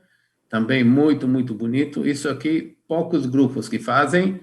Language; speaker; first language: Portuguese; non-native, fluent; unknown